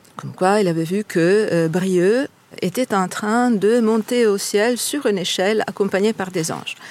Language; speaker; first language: French; non-native, fluent; Italian